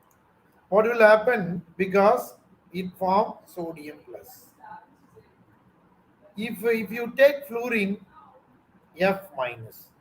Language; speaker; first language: English; non-native, local second language; Tamil